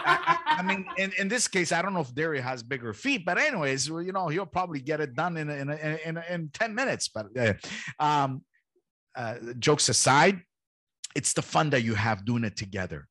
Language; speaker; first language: English; early bilingual, heritage; Italian